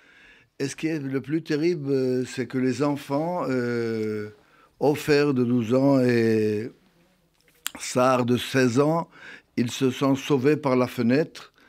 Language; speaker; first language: French; non-native, fluent; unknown